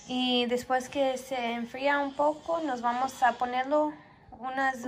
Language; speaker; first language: Spanish; early bilingual, other home language; English